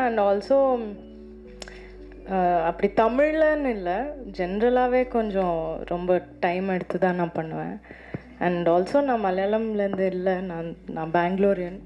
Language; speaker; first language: Tamil; non-native, local second language; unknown